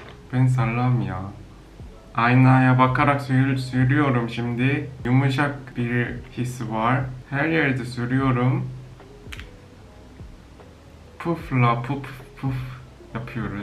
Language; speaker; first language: Turkish; non-native, learner; Korean